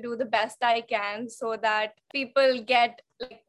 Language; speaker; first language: English; non-native, local second language; Hindi